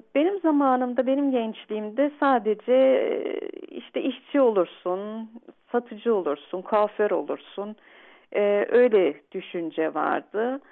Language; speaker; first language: Turkish; early bilingual, heritage; Turkish